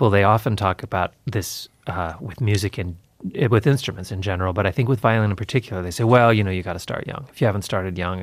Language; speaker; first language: English; native; English